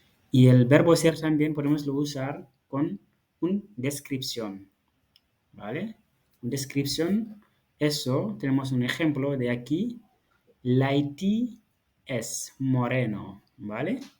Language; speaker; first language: Spanish; non-native, fluent; Fula